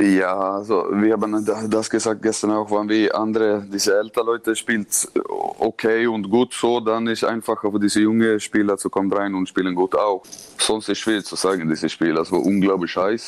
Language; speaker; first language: German; non-native, learner; Swedish